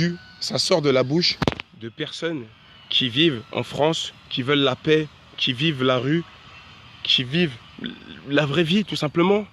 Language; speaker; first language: French; native; French